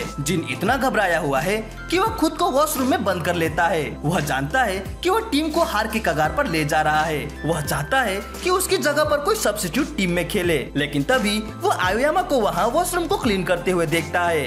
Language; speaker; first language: Hindi; native; Hindi